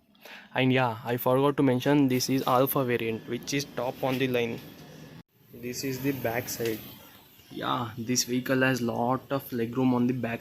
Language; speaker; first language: English; non-native, local second language; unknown